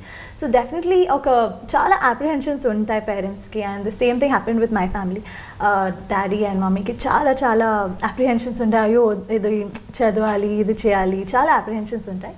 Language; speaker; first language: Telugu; non-native, local second language; Kannada